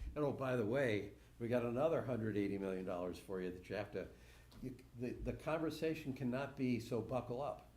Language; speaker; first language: English; native; English